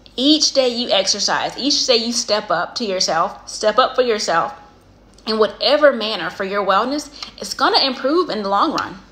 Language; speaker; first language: English; native; English